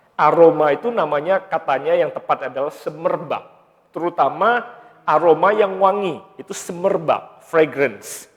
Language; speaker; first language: Indonesian; native; Indonesian